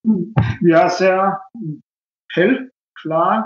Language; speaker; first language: German; non-native, fluent; Russian